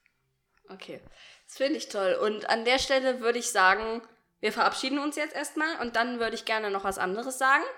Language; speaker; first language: German; native; German